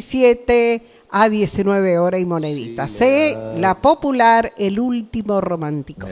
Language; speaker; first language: Spanish; native; Spanish